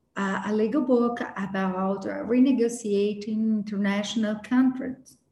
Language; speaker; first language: English; non-native, fluent; Portuguese